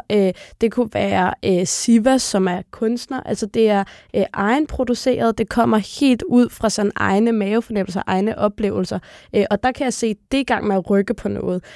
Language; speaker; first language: Danish; early bilingual, other home language; Arabic